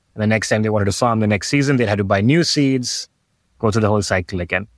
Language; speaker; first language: English; non-native, local second language; Hindi